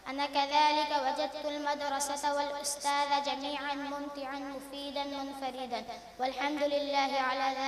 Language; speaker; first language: Arabic; non-native, learner; Urdu